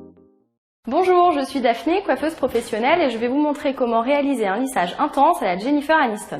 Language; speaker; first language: French; native; French